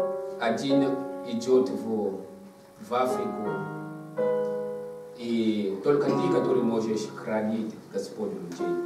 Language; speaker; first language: Russian; non-native, fluent; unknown